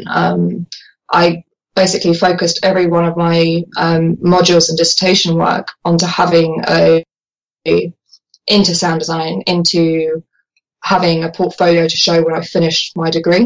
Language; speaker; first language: English; native; English